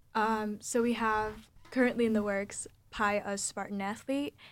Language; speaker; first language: English; early bilingual, other home language; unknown